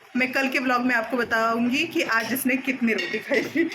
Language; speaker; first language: Hindi; non-native, local second language; Marathi